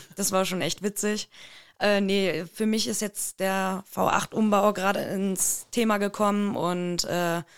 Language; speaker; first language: German; native; German